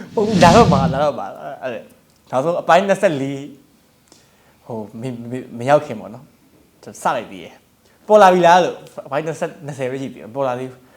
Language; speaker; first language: Burmese; native; Burmese